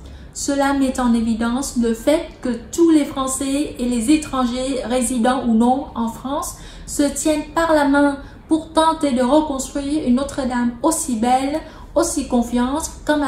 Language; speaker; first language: French; non-native, fluent; Vietnamese